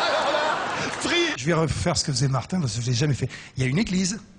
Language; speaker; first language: French; native; French